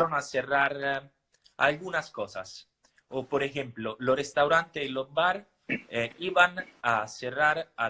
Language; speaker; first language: Spanish; non-native, fluent; Italian